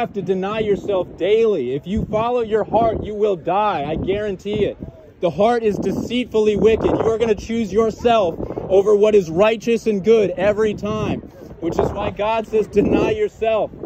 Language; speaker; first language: English; native; English